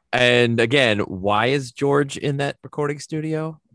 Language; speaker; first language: English; native; English